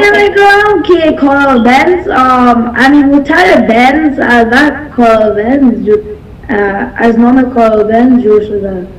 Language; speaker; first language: Persian; early bilingual, heritage; Persian